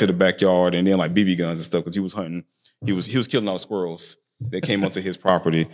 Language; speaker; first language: English; native; English